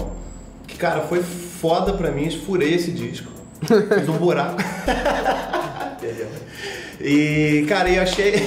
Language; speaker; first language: Portuguese; native; Portuguese